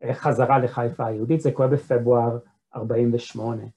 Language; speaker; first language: Hebrew; non-native, fluent; English